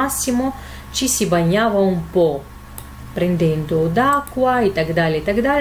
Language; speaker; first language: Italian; non-native, fluent; Russian